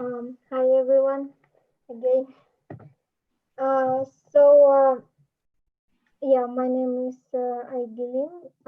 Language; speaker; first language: English; non-native, learner; Russian